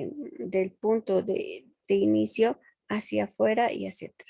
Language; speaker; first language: Spanish; native; Spanish